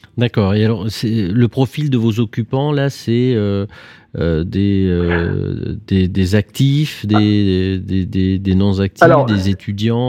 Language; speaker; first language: French; native; French